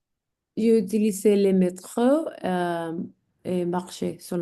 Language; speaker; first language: French; non-native, learner; English